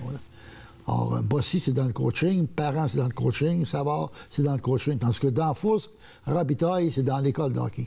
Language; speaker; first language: French; native; French